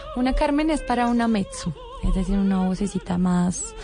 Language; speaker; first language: Spanish; native; Spanish